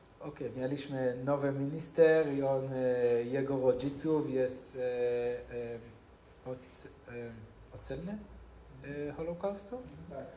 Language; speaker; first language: Polish; non-native, learner; Hebrew